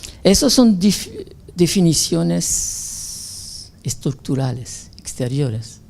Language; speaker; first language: Spanish; non-native, fluent; French